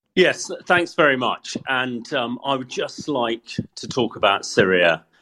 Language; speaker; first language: English; native; English